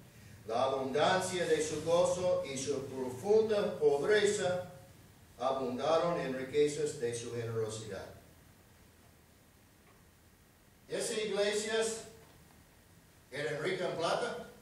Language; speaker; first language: Spanish; non-native, fluent; English